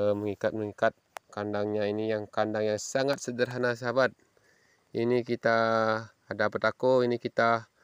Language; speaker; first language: Indonesian; non-native, local second language; Balinese